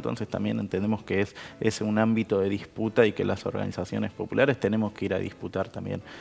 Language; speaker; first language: Spanish; native; Spanish